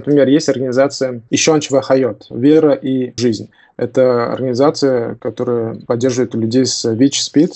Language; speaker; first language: Russian; non-native, local second language; Tajik